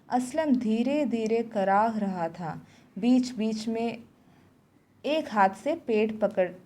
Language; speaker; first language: Hindi; non-native, local second language; Malayalam